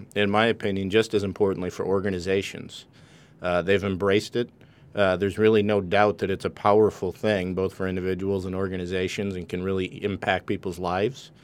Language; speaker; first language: English; native; English